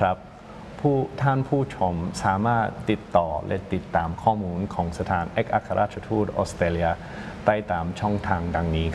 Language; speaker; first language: Thai; non-native, fluent; English